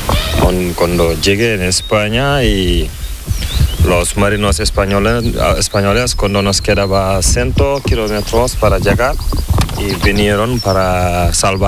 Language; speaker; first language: Spanish; non-native, learner; Fula